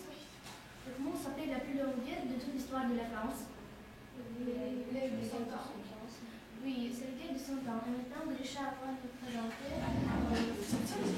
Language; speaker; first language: French; non-native, learner; Russian